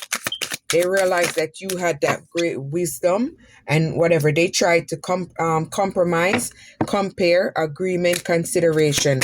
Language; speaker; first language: English; native; English